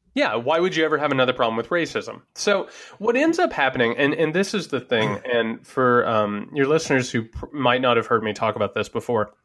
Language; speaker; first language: English; native; English